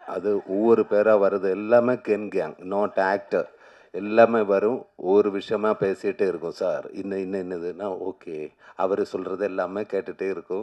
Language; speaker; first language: Tamil; non-native, learner; Malayalam